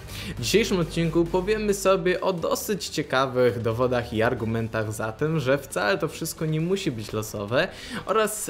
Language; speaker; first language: Polish; native; Polish